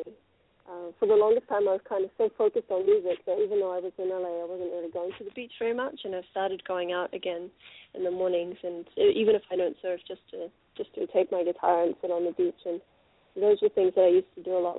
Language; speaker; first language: English; native; English